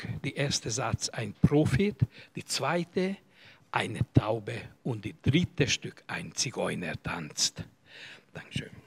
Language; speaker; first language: German; non-native, learner; Hungarian